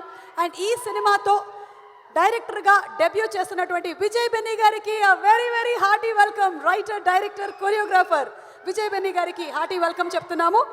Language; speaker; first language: Telugu; native; Telugu